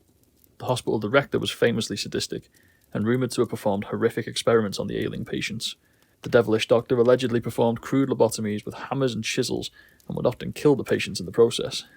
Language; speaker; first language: English; native; English